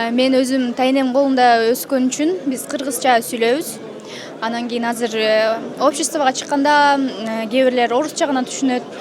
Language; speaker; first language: Kyrgyz; native; Kyrgyz